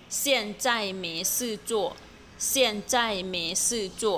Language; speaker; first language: Chinese; non-native, fluent; Thai